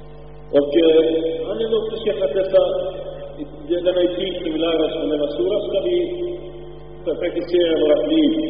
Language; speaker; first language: Swedish; early bilingual, other home language; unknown